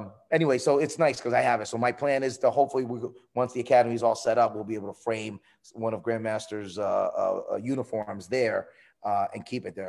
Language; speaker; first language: English; early bilingual, other home language; Spanish